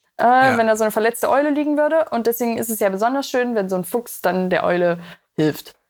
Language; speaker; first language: German; native; German